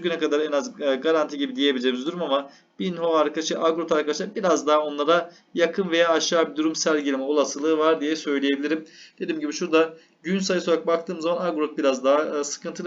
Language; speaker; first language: Turkish; native; Turkish